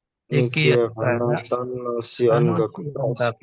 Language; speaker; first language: Japanese; non-native, learner; Indonesian